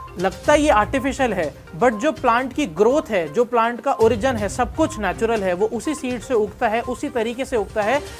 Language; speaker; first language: Hindi; native; Hindi